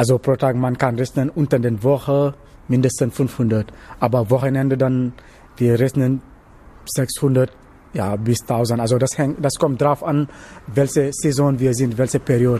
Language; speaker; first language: German; non-native, learner; Wolof